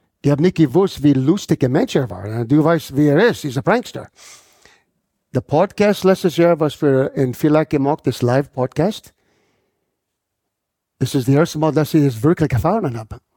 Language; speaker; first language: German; non-native, fluent; English